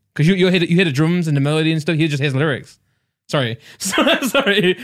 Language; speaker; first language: English; native; English